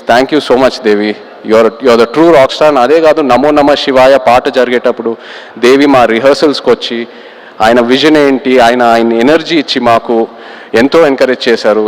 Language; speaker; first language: Telugu; native; Telugu